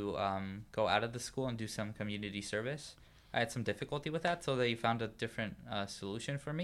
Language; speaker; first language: English; non-native, fluent; Hebrew